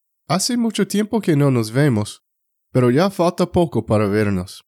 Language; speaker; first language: Spanish; non-native, fluent; English